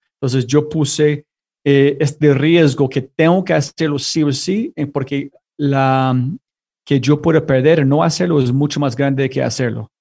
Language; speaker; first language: Spanish; non-native, fluent; English